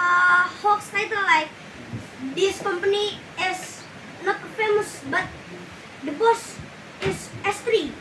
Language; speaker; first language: English; non-native, learner; Indonesian